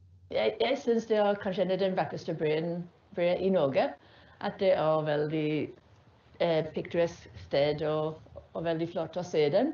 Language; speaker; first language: Norwegian; non-native, fluent; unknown